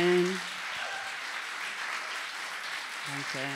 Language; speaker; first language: German; non-native, learner; Japanese